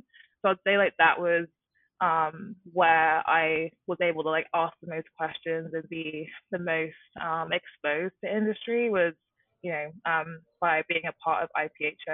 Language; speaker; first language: English; native; English